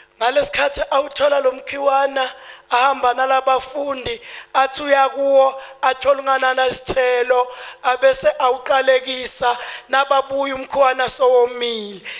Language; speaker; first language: Zulu; native; Zulu